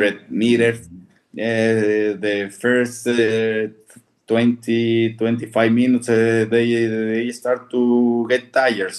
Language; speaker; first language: English; non-native, fluent; Spanish